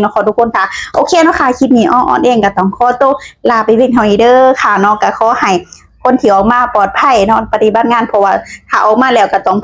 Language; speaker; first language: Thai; non-native, local second language; Lao